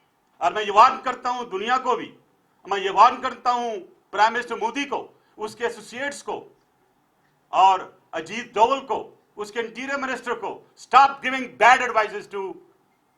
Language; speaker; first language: Urdu; native; Urdu